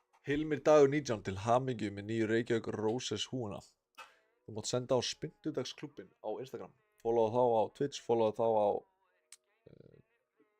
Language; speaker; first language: Icelandic; native; Icelandic